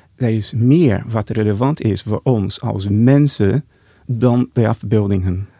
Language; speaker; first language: Dutch; non-native, fluent; Portuguese